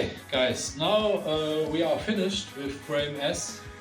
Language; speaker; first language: English; non-native, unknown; German